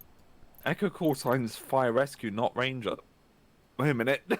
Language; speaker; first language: English; native; English